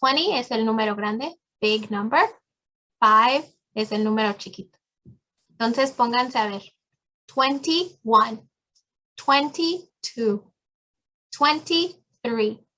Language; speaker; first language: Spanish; early bilingual, heritage; Spanish